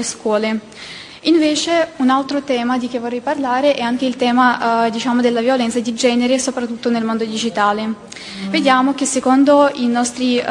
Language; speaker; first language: Italian; non-native, fluent; Ukrainian